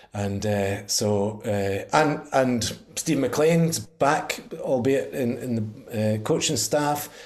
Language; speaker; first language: English; native; English